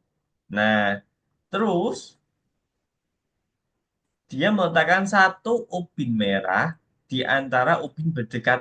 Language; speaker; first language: Indonesian; native; Indonesian